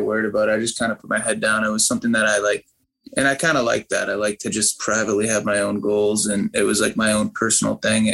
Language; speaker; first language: English; native; English